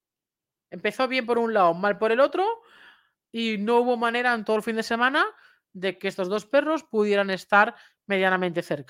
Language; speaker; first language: Spanish; native; Spanish